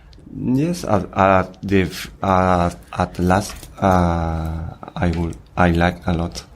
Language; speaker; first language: English; non-native, learner; Spanish